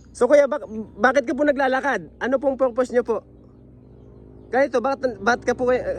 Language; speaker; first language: Filipino; non-native, local second language; Bikol